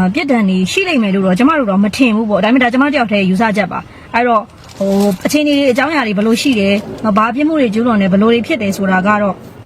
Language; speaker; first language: Burmese; native; Burmese